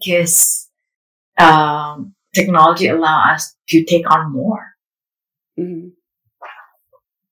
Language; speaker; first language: English; non-native, fluent; Indonesian